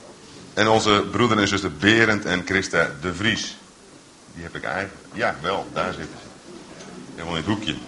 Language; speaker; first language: Dutch; native; Dutch